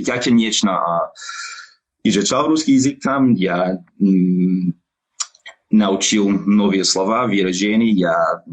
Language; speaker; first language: Russian; non-native, learner; English